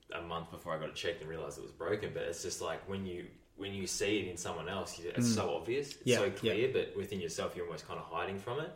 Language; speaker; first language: English; native; English